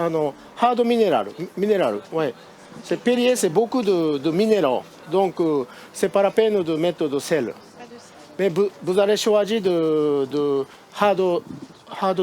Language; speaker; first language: French; non-native, learner; Japanese